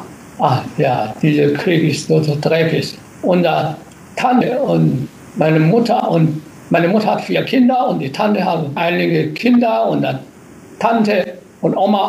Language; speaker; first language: German; non-native, learner; Japanese